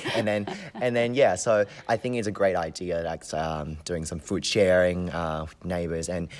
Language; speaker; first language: English; non-native, local second language; Cantonese